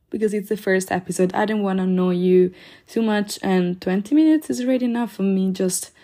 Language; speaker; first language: English; non-native, fluent; Italian